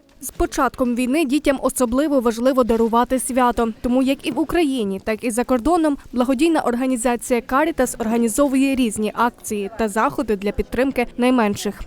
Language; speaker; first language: Ukrainian; native; Ukrainian